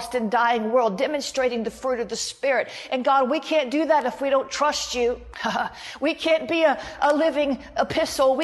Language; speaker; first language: English; native; English